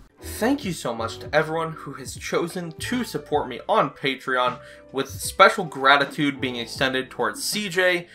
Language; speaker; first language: English; native; English